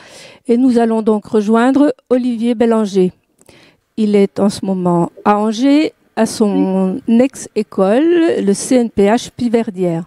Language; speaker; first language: French; native; French